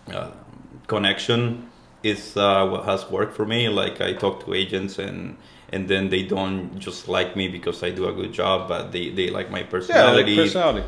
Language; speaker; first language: English; non-native, fluent; Spanish